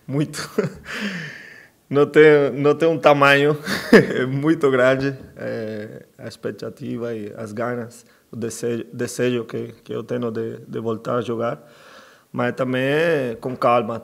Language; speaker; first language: Portuguese; non-native, fluent; Spanish